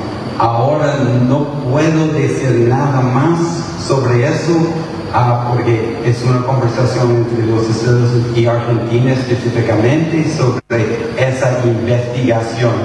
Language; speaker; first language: Spanish; non-native, fluent; English